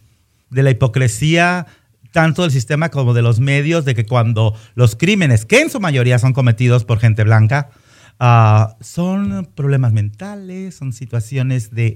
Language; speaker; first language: Spanish; native; Spanish